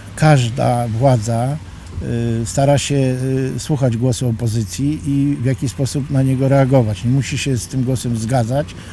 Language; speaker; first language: Polish; native; Polish